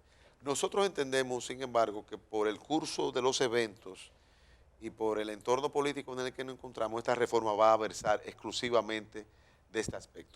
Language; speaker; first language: Spanish; native; Spanish